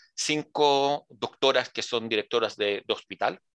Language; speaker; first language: Spanish; early bilingual, heritage; Spanish